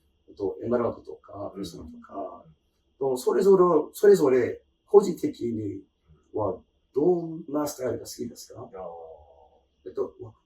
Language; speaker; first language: Japanese; non-native, learner; English